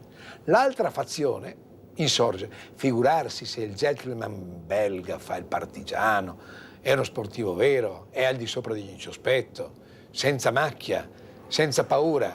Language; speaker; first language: Italian; native; Italian